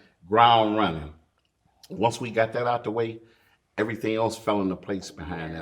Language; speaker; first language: English; native; English